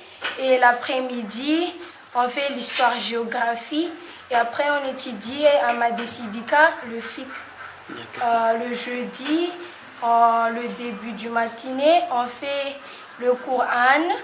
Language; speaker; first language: French; non-native, learner; Malagasy